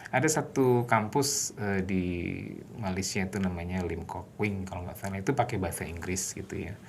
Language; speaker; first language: Indonesian; native; Indonesian